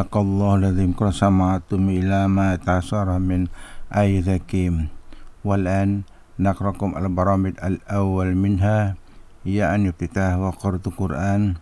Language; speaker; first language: Arabic; non-native, fluent; Indonesian